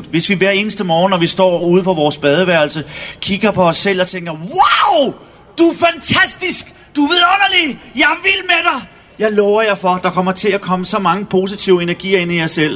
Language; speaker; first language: Danish; native; Danish